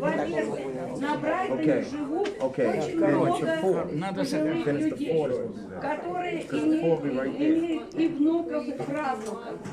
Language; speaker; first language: Russian; native; Russian